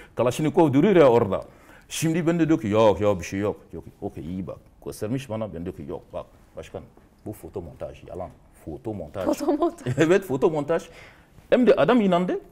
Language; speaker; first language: Turkish; non-native, learner; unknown